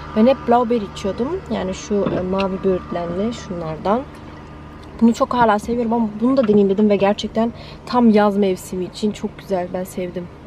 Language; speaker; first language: Turkish; early bilingual, heritage; Turkish